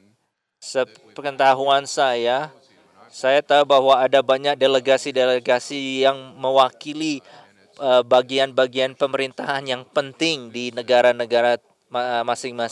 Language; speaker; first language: Indonesian; non-native, fluent; English